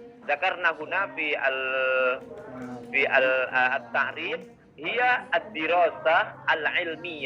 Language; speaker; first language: Arabic; non-native, fluent; Indonesian